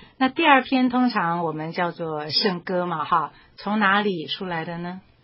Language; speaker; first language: Chinese; native; Chinese